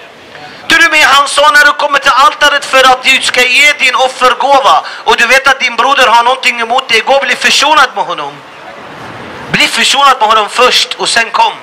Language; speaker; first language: Swedish; non-native, fluent; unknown